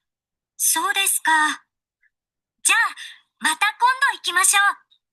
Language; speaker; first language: Japanese; non-native, learner; Sinhala